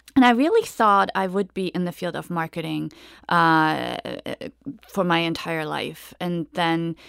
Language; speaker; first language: English; non-native, fluent; German